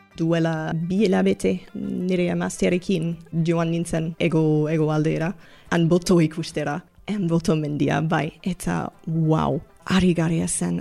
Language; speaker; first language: Basque; non-native, learner; English